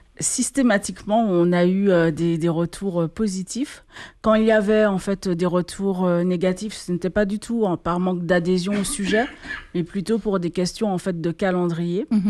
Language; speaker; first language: French; native; French